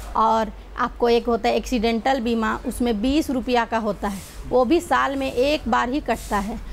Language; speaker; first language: Hindi; native; Hindi